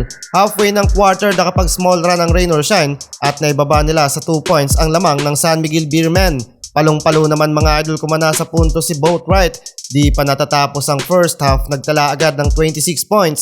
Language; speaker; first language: Filipino; native; Filipino